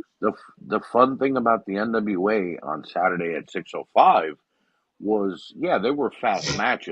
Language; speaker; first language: English; native; English